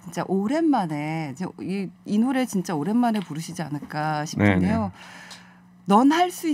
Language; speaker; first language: Korean; native; Korean